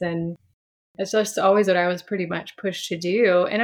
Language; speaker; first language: English; native; English